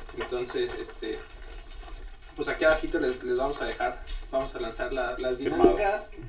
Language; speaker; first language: Spanish; native; Spanish